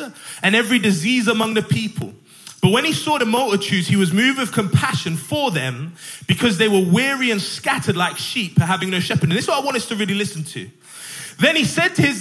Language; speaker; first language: English; native; English